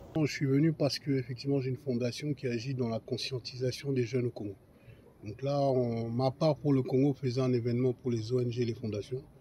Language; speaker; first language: French; non-native, local second language; Lingala